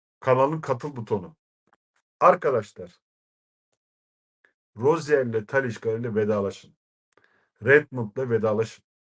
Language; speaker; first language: Turkish; native; Turkish